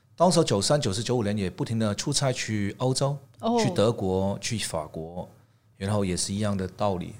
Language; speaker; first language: Chinese; non-native, fluent; Cantonese